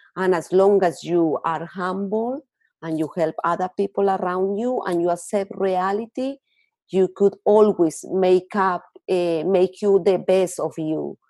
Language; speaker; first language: English; non-native, learner; Spanish